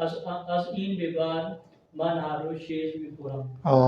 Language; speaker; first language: Persian; non-native, learner; Urdu